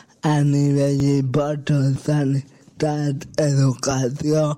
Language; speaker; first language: Catalan; non-native, local second language; Spanish